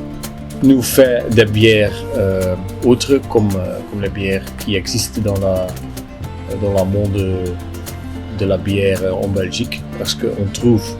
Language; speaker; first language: French; non-native, local second language; Dutch